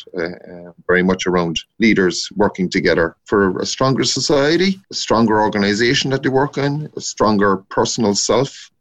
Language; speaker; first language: English; native; English